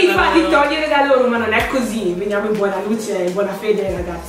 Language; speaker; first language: Italian; early bilingual, other home language; English